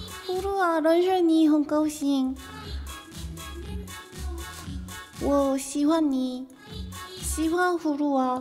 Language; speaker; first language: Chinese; non-native, learner; Korean